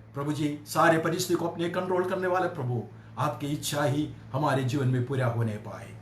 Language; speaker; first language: Hindi; non-native, local second language; Malayalam